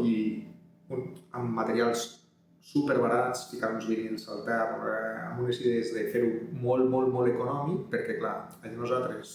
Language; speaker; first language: Catalan; native; Catalan